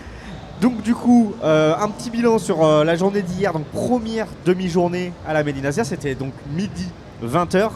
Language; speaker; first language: French; native; French